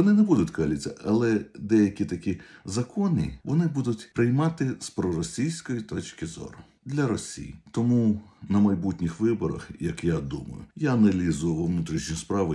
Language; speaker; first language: Ukrainian; non-native, local second language; Russian